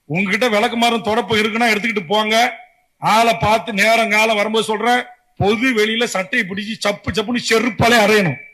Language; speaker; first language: Tamil; native; Tamil